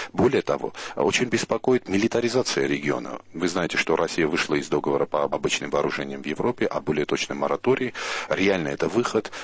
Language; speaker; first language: Russian; non-native, local second language; Armenian